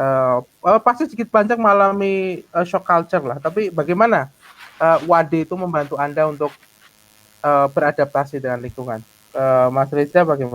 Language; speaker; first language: Indonesian; native; Indonesian